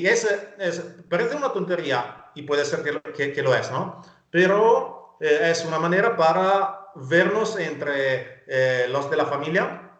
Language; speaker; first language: Spanish; non-native, fluent; Italian